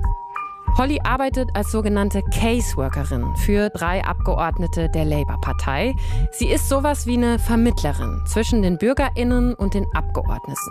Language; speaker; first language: German; native; German